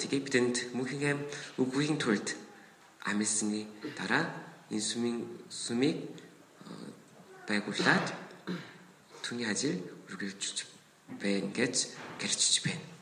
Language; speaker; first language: Mongolian; non-native, fluent; Korean